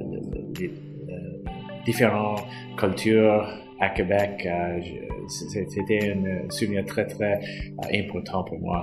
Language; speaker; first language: French; non-native, local second language; English